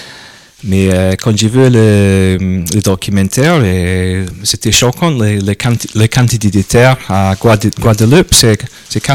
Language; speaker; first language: French; non-native, learner; English